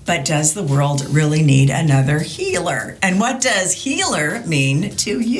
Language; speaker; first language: English; native; English